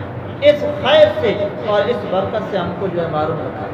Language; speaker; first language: Urdu; native; Urdu